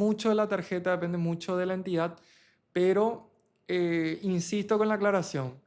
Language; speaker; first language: Spanish; native; Spanish